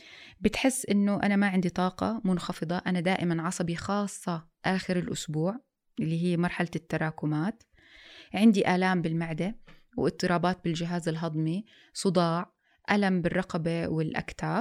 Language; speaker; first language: Arabic; native; Arabic